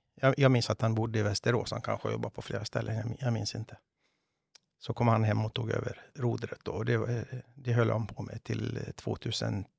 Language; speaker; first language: Swedish; native; Swedish